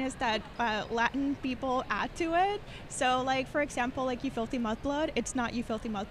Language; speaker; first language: English; non-native, fluent; Spanish